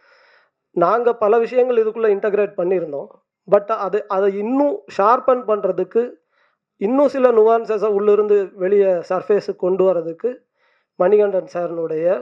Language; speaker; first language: Tamil; native; Tamil